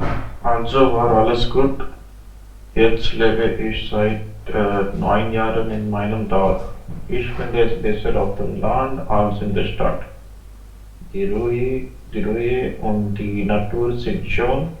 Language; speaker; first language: German; non-native, learner; Hindi